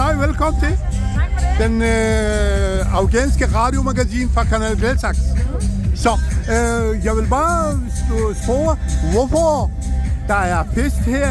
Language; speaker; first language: Danish; non-native, fluent; Pashto